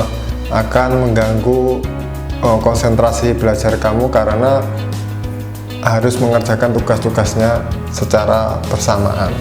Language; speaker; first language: Indonesian; native; Indonesian